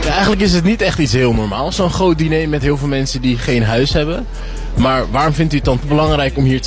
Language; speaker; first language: Dutch; native; Dutch